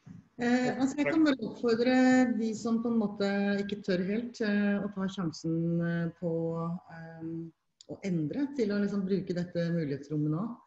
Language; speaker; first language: Norwegian; native; Norwegian